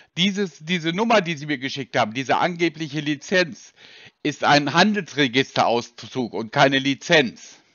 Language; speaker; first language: German; native; German